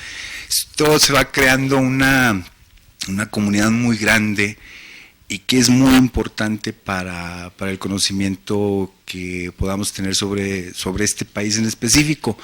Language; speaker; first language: Spanish; native; Spanish